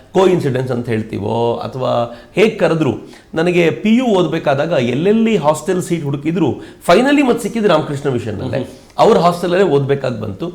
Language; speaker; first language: Kannada; native; Kannada